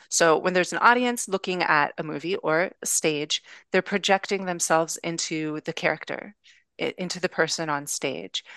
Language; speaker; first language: English; native; English